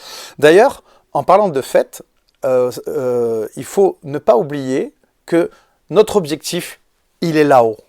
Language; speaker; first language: French; native; French